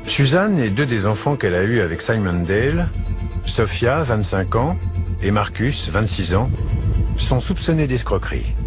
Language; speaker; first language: French; native; French